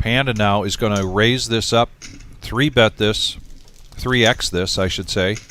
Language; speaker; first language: English; native; English